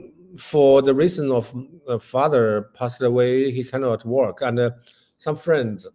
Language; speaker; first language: English; non-native, learner; Chinese